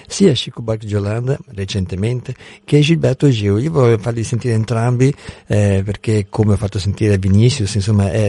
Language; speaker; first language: Italian; non-native, fluent; Portuguese